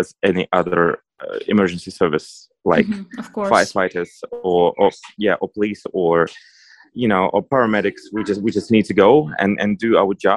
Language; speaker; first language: English; non-native, fluent; Ukrainian